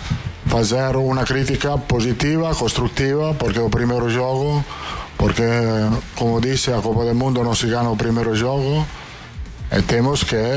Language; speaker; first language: Portuguese; non-native, fluent; Italian